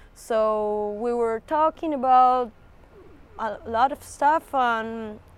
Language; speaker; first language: English; non-native, fluent; Spanish